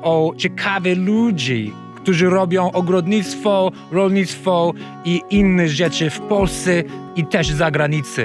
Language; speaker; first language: Polish; non-native, learner; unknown